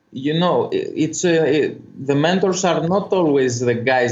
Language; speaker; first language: English; non-native, fluent; Greek